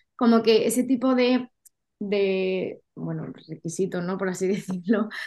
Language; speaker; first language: Spanish; native; Spanish